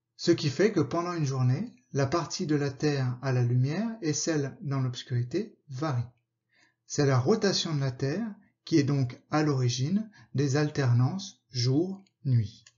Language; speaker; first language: French; native; French